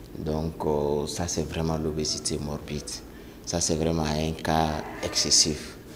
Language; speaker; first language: French; non-native, local second language; Bambara